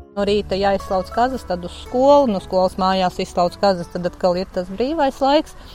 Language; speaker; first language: Latvian; native; Latvian